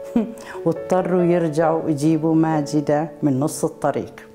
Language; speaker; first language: Arabic; native; Arabic